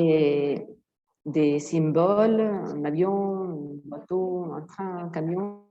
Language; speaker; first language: French; non-native, fluent; Italian